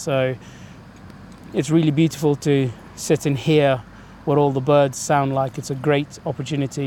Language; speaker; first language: English; early bilingual, other home language; Arabic